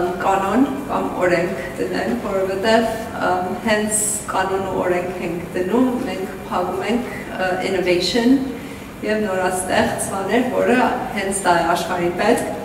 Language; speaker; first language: Armenian; early bilingual, heritage; Armenian